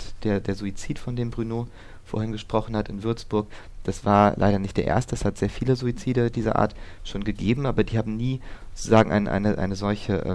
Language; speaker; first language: German; native; German